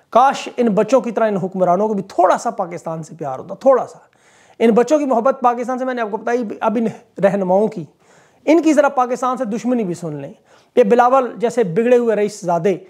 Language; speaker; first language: Urdu; native; Urdu